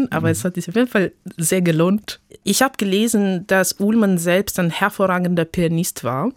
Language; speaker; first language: German; non-native, fluent; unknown